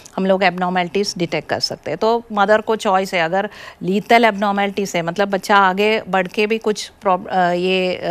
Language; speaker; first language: Hindi; non-native, local second language; Malayalam